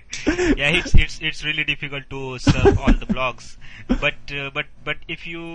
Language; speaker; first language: English; non-native, learner; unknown